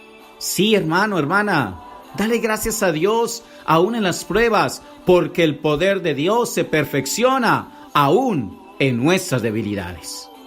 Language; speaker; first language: Spanish; native; Spanish